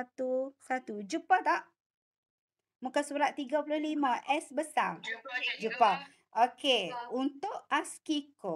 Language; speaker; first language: Malay; native; Malay